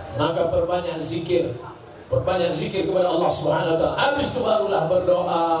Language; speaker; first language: Indonesian; native; Indonesian